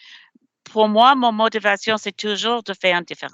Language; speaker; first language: French; non-native, learner; English